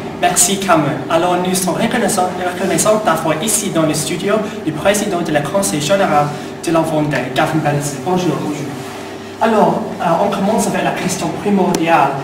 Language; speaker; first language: French; non-native, learner; English